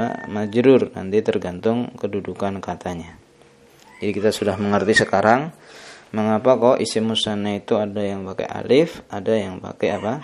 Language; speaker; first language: Indonesian; native; Indonesian